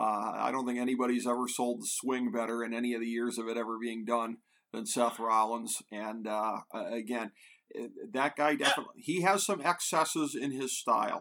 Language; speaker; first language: English; native; English